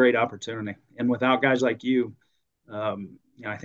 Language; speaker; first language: English; native; English